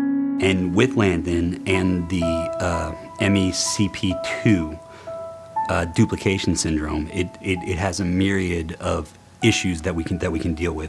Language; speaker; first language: English; native; English